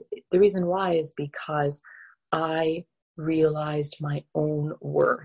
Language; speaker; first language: English; native; English